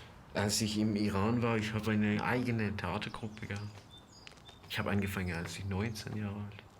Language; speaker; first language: German; non-native, fluent; Persian